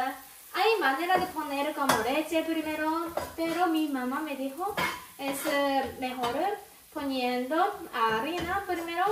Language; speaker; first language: Spanish; non-native, learner; Japanese